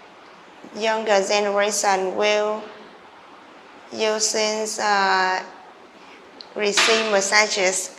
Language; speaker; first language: English; non-native, learner; Vietnamese